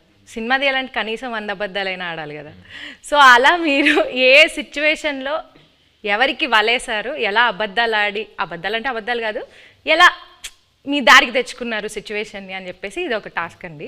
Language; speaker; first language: Telugu; native; Telugu